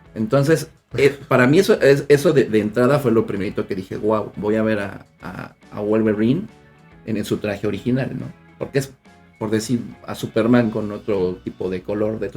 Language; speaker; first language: Spanish; native; Spanish